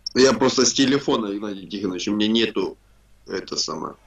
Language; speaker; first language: Russian; native; Russian